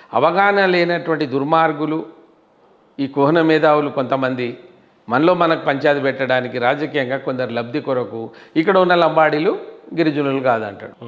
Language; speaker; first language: Telugu; non-native, local second language; Lambadi